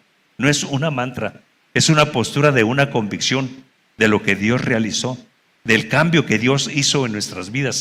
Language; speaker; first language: Spanish; native; Spanish